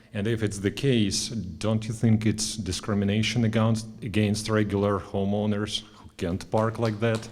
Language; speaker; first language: English; non-native, fluent; Russian